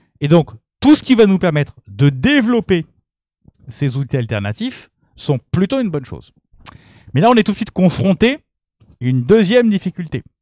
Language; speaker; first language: French; native; French